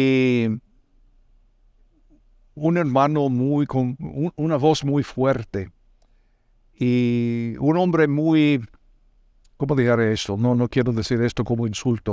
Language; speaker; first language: Spanish; non-native, fluent; English